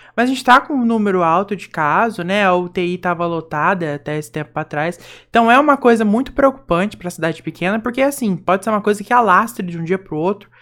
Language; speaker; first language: Portuguese; native; Portuguese